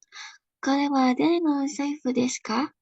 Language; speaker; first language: Japanese; non-native, learner; Indonesian